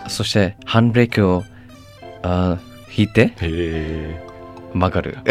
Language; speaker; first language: Japanese; non-native, learner; English